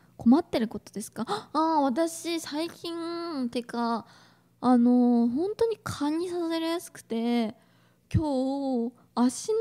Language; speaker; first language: Japanese; native; Japanese